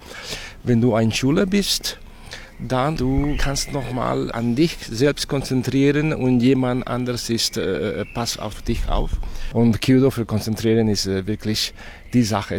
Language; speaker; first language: German; non-native, fluent; Catalan